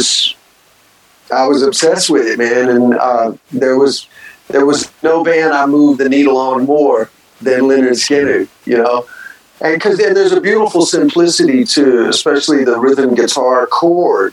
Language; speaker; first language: English; native; English